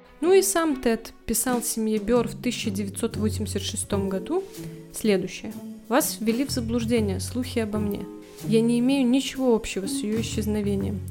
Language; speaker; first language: Russian; native; Russian